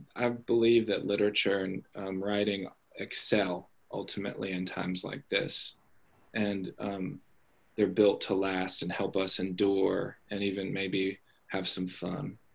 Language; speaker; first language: English; native; English